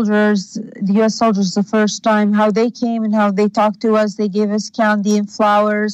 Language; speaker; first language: English; non-native, fluent; Arabic